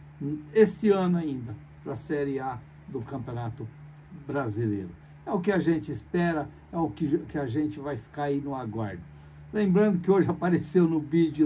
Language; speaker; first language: Portuguese; native; Portuguese